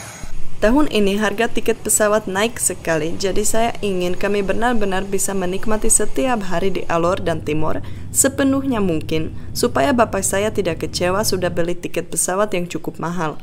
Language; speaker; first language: Indonesian; non-native, fluent; Czech